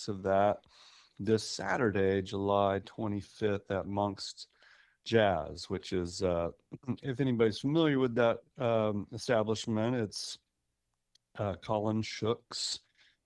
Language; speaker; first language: English; native; English